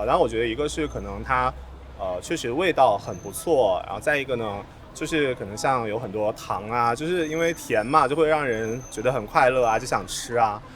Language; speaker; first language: Chinese; native; Chinese